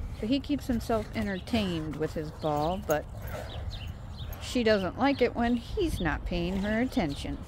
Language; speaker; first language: English; native; English